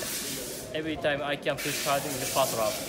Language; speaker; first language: English; non-native, learner; Japanese